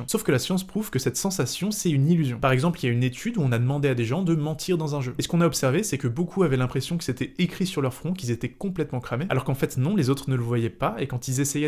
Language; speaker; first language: French; native; French